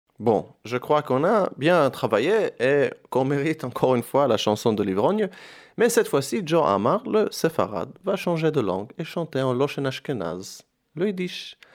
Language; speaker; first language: French; non-native, fluent; Hebrew